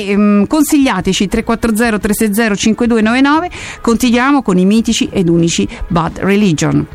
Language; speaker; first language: Italian; native; Italian